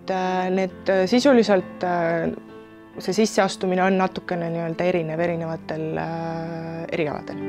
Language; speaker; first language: Estonian; native; Estonian